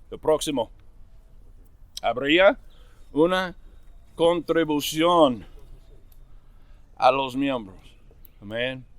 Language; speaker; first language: Spanish; non-native, fluent; English